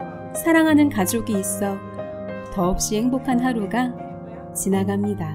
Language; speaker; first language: Korean; native; Korean